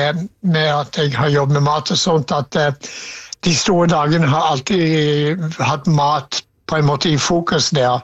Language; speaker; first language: Norwegian; non-native, fluent; English